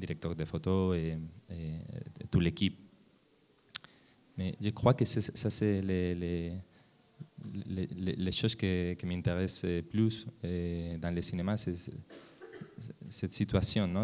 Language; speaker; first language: French; non-native, learner; Spanish